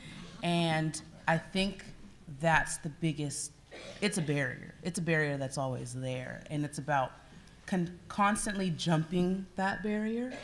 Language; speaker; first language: English; native; English